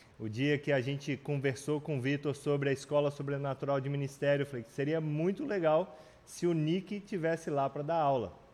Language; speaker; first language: Portuguese; native; Portuguese